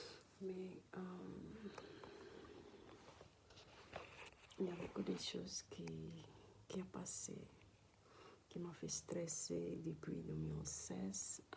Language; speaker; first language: French; non-native, learner; Dutch